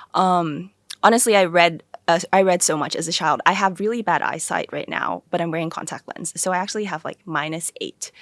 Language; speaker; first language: English; early bilingual, other home language; Thai